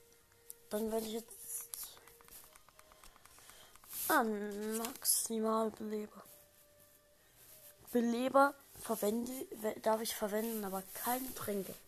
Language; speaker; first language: German; native; German